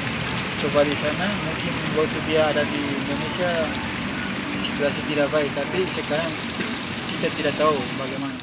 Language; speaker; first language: Indonesian; non-native, fluent; Spanish